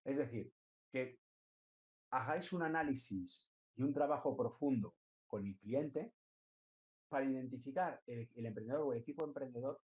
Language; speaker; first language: Spanish; native; Spanish